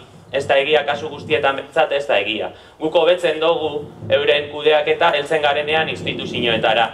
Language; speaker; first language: Basque; native; Basque